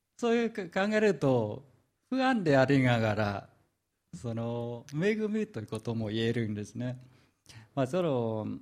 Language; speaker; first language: Japanese; non-native, fluent; Vietnamese